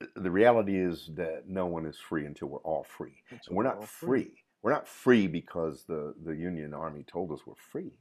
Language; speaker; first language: English; native; English